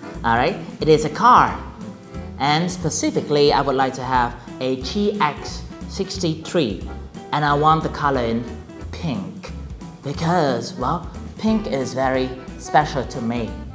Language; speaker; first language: English; non-native, fluent; Vietnamese